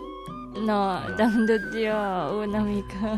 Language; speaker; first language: Catalan; non-native, learner; Indonesian